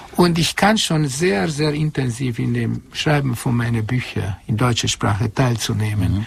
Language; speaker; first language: German; non-native, fluent; Hungarian